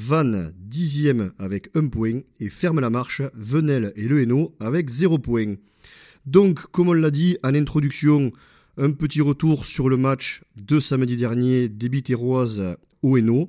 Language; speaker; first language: French; native; French